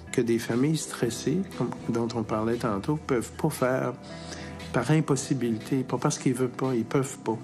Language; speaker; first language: French; native; French